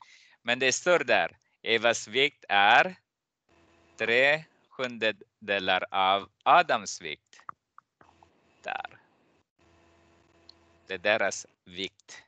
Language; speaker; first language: Swedish; non-native, fluent; Persian